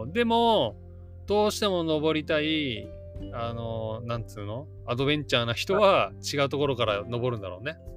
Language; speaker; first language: Japanese; native; Japanese